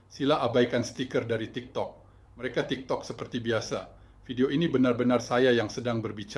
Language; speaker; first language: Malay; non-native, learner; French